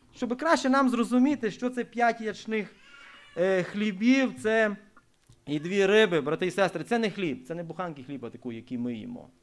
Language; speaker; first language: Ukrainian; non-native, local second language; Russian